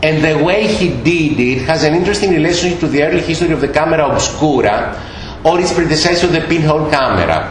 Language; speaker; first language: English; non-native, fluent; Greek